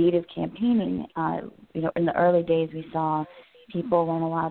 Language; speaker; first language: English; native; English